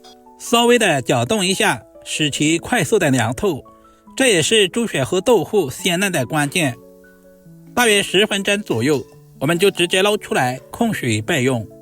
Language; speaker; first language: Chinese; native; Chinese